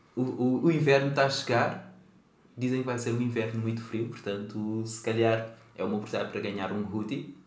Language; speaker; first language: Portuguese; non-native, local second language; Kabuverdianu